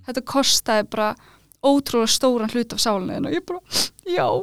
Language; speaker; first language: Icelandic; early bilingual, other home language; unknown